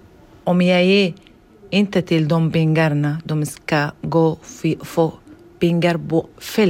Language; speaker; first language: Swedish; non-native, learner; Arabic